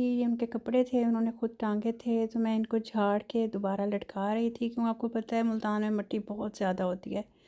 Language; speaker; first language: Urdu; non-native, local second language; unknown